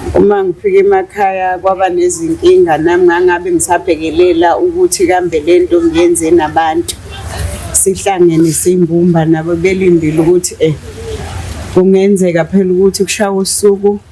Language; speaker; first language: Zulu; native; Zulu